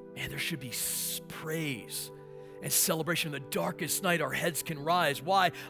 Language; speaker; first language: English; native; English